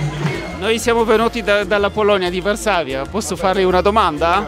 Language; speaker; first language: Italian; non-native, learner; Polish